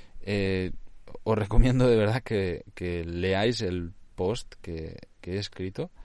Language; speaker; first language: Spanish; non-native, local second language; Catalan